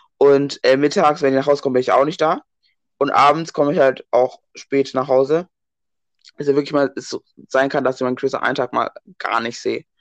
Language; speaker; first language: German; early bilingual, other home language; English